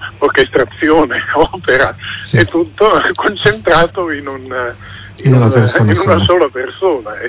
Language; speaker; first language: Italian; native; Italian